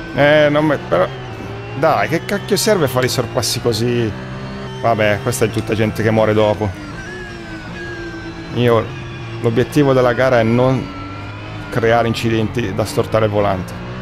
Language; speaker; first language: Italian; native; Italian